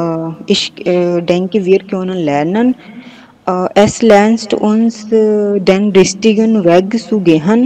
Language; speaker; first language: German; non-native, learner; Punjabi